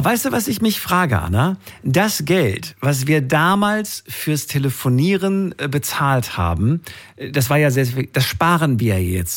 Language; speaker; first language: German; native; German